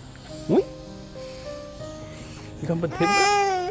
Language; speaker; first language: Korean; native; Korean